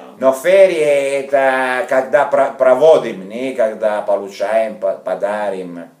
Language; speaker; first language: Russian; non-native, fluent; Italian